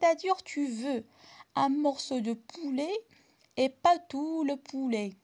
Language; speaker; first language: French; non-native, local second language; Arabic